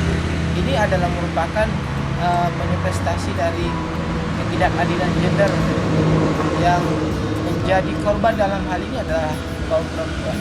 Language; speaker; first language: Indonesian; native; Indonesian